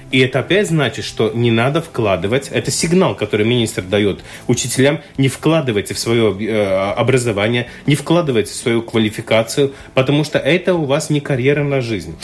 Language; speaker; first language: Russian; non-native, local second language; Latvian